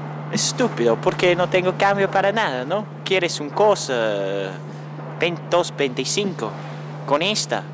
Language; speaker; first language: Spanish; non-native, learner; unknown